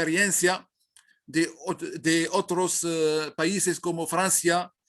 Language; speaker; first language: Spanish; non-native, learner; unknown